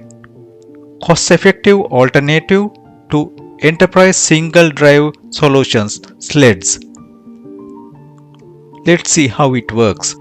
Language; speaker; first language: English; non-native, fluent; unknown